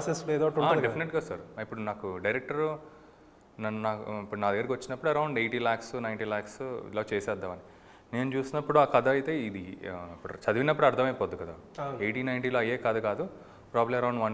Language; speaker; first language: Telugu; native; Telugu